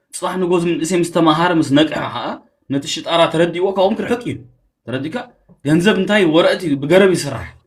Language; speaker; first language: Tigrinya; early bilingual, heritage; Tigrinya